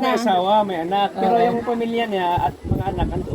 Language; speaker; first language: Filipino; non-native, learner; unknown